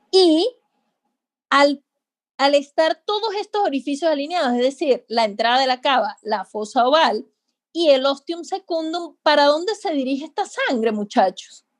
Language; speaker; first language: Spanish; native; Spanish